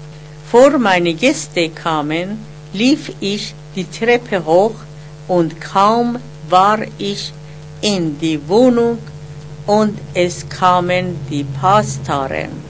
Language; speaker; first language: German; non-native, learner; Persian